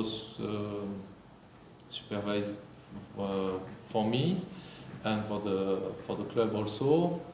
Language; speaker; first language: English; non-native, fluent; French